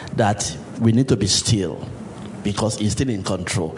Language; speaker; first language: English; non-native, local second language; Yoruba